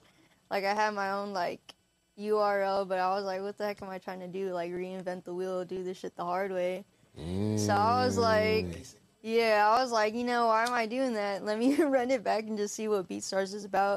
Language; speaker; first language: English; native; English